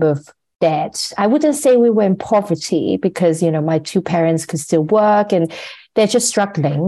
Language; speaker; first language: English; non-native, local second language; Cantonese